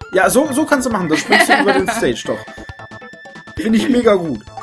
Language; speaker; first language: German; native; German